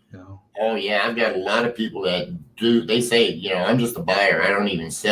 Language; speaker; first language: English; native; English